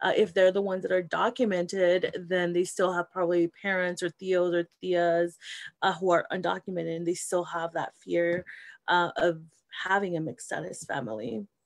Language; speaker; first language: English; early bilingual, other home language; Spanish